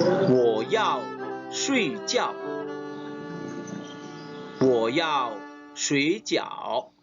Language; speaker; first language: Chinese; non-native, fluent; Indonesian